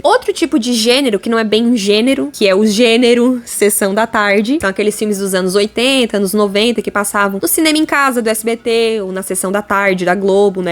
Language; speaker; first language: Portuguese; native; Portuguese